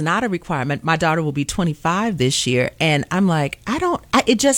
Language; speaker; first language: English; native; English